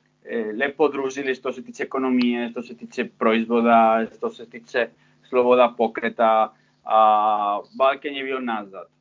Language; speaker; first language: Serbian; non-native, fluent; Spanish